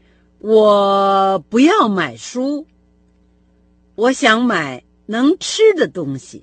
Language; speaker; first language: Chinese; non-native, fluent; Russian